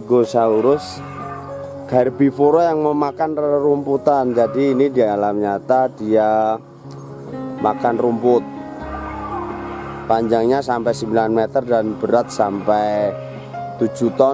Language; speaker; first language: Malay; non-native, local second language; Javanese